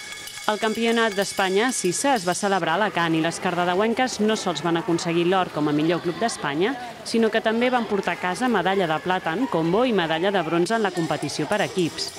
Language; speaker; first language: Catalan; native; Catalan